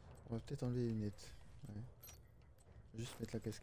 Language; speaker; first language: French; native; French